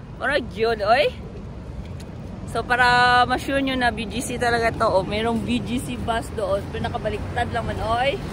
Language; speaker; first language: Filipino; non-native, local second language; Cebuano